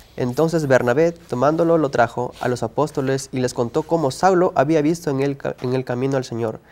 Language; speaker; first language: Spanish; native; Spanish